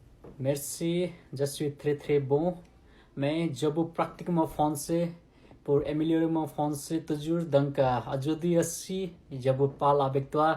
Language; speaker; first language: French; non-native, learner; Nepali